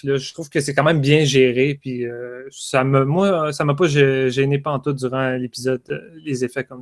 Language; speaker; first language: French; native; French